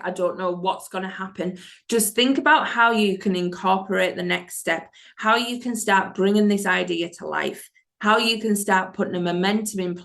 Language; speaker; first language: English; native; English